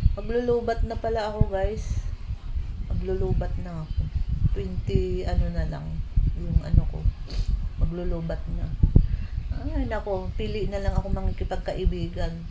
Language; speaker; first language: Filipino; non-native, local second language; Cebuano